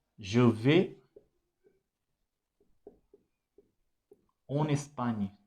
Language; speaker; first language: French; non-native, fluent; Hindi